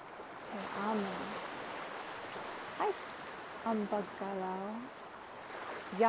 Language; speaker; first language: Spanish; non-native, learner; English